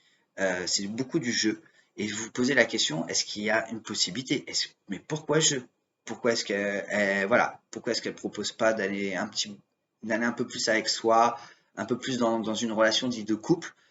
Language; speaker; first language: French; native; French